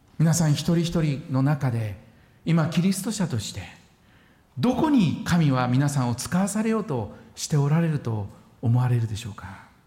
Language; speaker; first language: Japanese; native; Japanese